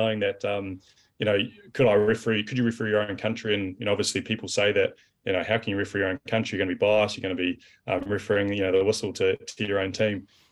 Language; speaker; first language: English; native; English